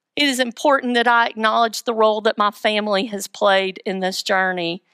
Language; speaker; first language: English; native; English